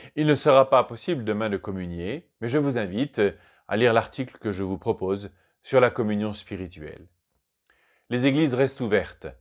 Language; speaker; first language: French; native; French